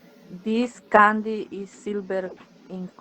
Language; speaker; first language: English; native; English